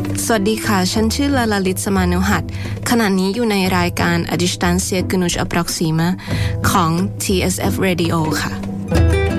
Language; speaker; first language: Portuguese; non-native, fluent; Thai